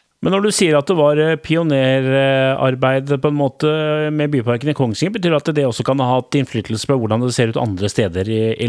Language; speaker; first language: Norwegian; native; Norwegian